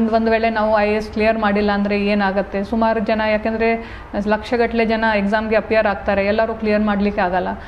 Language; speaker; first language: Kannada; non-native, fluent; Hindi